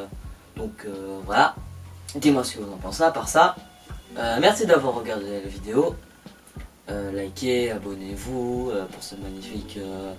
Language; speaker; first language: French; native; French